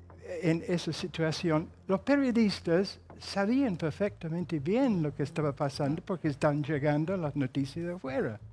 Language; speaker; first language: Spanish; non-native, fluent; English